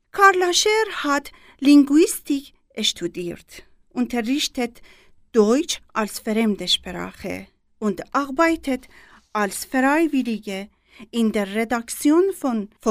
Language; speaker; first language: German; non-native, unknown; Persian